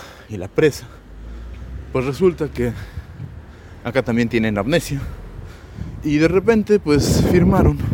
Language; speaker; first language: Spanish; native; Spanish